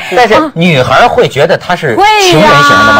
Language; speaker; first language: Chinese; native; Chinese